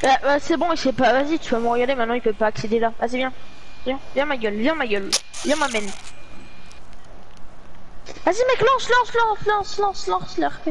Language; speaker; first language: French; native; French